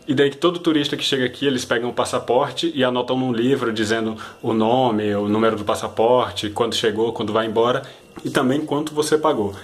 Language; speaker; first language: Portuguese; native; Portuguese